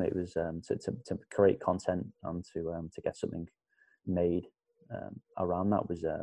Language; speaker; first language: English; native; English